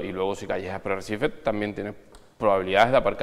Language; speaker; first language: Spanish; native; Spanish